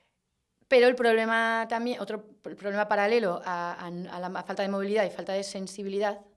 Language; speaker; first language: Spanish; native; Spanish